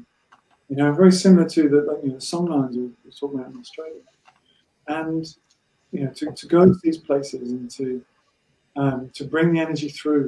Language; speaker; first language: English; native; English